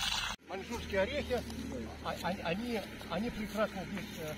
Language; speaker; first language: Russian; native; Russian